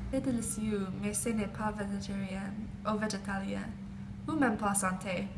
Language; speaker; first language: French; non-native, learner; English